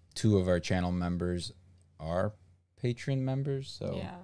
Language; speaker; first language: English; non-native, fluent; Portuguese